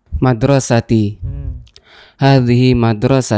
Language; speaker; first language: Arabic; non-native, learner; Indonesian